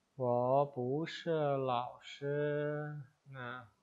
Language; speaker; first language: Chinese; non-native, fluent; Indonesian